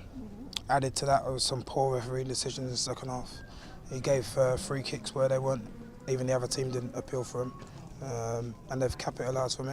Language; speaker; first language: English; native; English